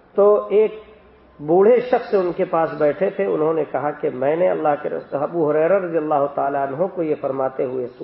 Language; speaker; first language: Urdu; native; Urdu